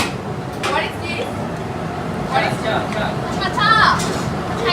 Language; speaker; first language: English; non-native, learner; Korean